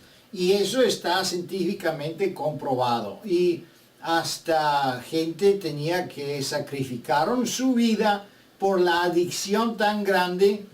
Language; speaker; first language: Spanish; non-native, fluent; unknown